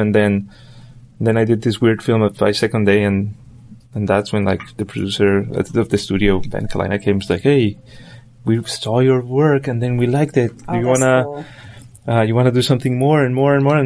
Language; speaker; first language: English; non-native, fluent; Spanish